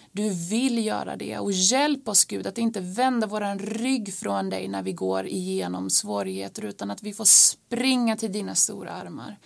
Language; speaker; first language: Swedish; native; Swedish